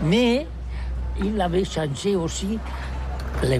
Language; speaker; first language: French; non-native, learner; Catalan